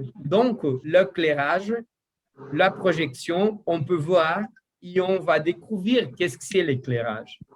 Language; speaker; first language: French; non-native, learner; Portuguese